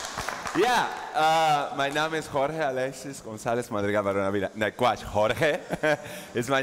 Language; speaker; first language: German; non-native, learner; Spanish